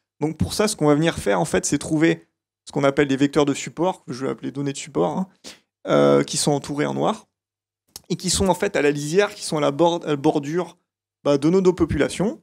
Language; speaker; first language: French; native; French